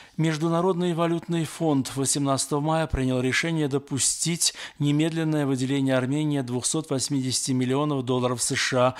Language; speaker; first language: Russian; non-native, local second language; Armenian